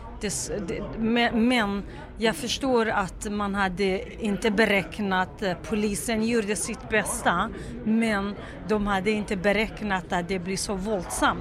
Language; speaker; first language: Swedish; non-native, fluent; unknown